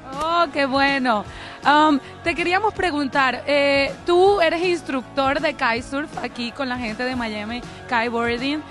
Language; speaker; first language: Spanish; native; Spanish